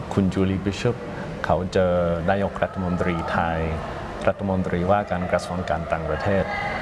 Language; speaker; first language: Thai; non-native, fluent; English